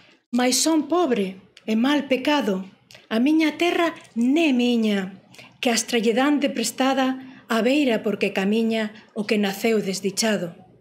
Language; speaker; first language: Galician; native; Galician